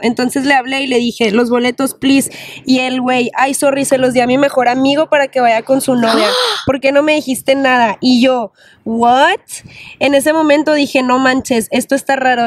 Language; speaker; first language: Spanish; early bilingual, heritage; Spanish